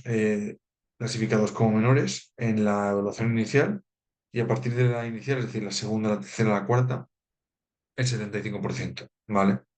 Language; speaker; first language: Spanish; native; Spanish